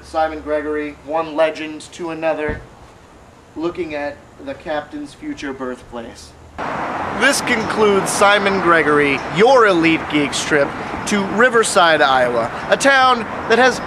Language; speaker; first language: English; native; English